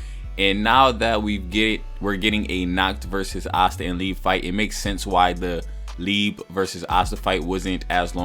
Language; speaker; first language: English; native; English